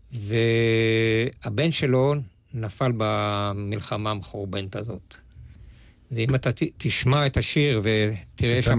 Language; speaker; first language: Hebrew; native; Hebrew